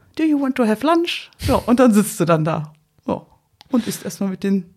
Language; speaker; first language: German; native; German